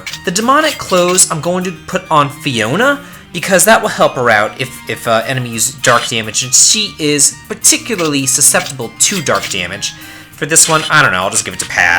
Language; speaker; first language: English; native; English